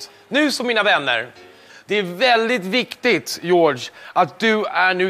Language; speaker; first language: Swedish; native; Swedish